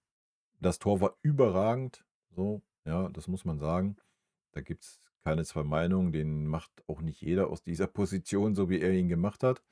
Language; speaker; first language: German; native; German